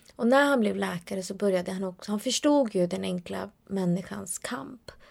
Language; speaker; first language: Swedish; early bilingual, other home language; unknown